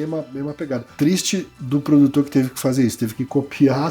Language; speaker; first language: Portuguese; native; Portuguese